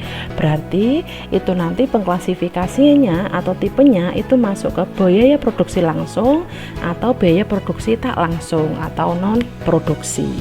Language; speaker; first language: Indonesian; native; Indonesian